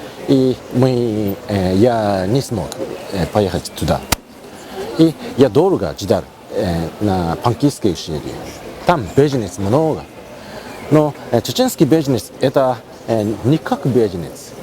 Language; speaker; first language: Russian; non-native, learner; Japanese